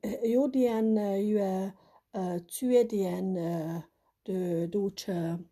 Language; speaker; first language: Chinese; non-native, learner; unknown